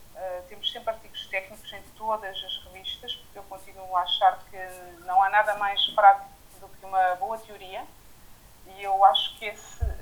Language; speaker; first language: Portuguese; non-native, fluent; French